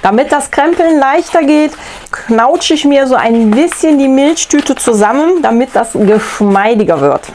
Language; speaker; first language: German; native; German